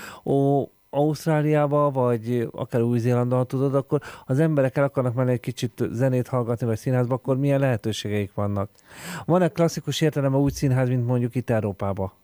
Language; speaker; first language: Hungarian; native; Hungarian